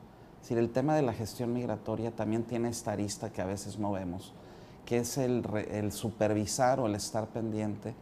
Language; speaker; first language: Spanish; native; Spanish